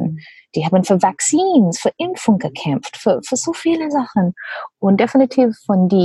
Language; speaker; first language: German; non-native, learner; English